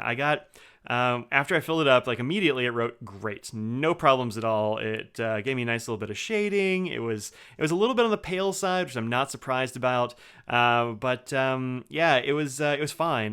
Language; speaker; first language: English; native; English